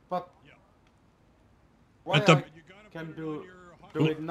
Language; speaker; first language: English; non-native, learner; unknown